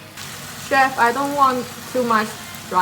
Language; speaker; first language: English; non-native, learner; Chinese